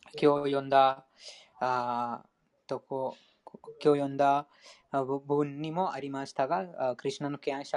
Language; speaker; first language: Japanese; non-native, fluent; Hindi